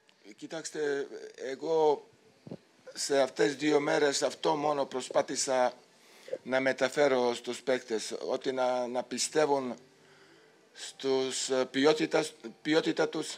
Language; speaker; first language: Greek; non-native, fluent; Serbian